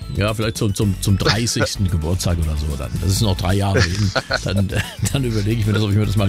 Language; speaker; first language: German; native; German